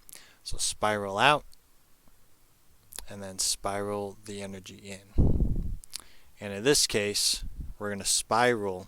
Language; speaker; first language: English; native; English